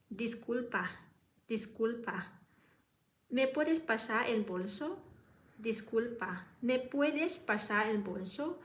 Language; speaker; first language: Spanish; non-native, fluent; Thai